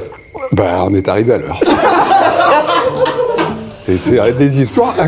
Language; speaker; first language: French; native; French